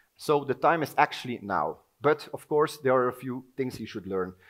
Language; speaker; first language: English; non-native, fluent; Dutch